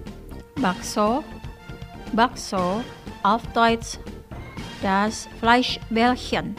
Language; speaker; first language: German; non-native, fluent; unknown